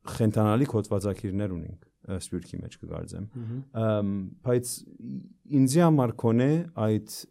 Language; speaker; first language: Armenian; early bilingual, heritage; Armenian